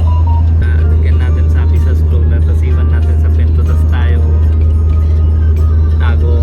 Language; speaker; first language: Filipino; non-native, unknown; Punjabi